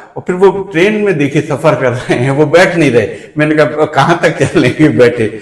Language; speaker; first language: Hindi; native; Hindi